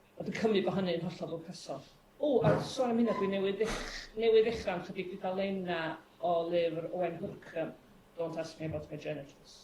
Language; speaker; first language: Welsh; native; Welsh